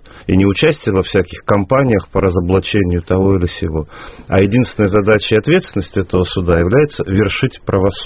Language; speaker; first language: Russian; native; Russian